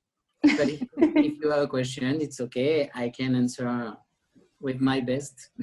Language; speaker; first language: English; non-native, learner; French